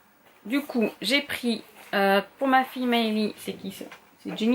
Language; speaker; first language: French; native; French